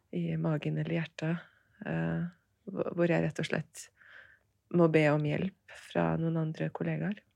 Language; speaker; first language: Norwegian; early bilingual, other home language; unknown